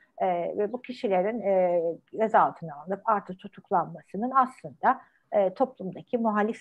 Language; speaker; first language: Turkish; native; Turkish